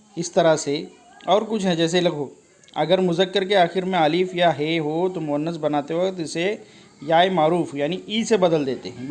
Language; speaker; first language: Urdu; native; Urdu